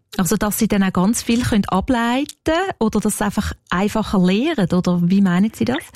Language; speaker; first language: German; native; German